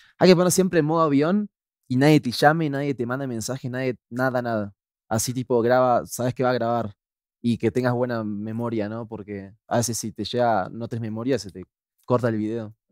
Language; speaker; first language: Spanish; native; Spanish